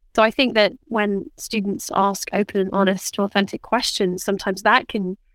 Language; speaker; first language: English; native; English